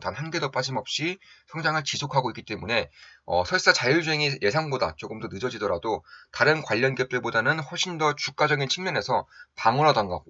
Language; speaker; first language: Korean; native; Korean